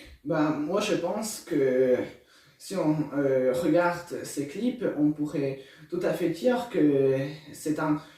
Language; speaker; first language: French; non-native, learner; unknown